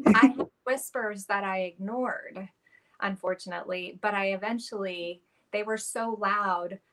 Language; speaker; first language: English; native; English